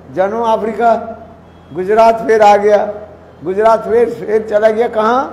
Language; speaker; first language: Hindi; non-native, local second language; Bangla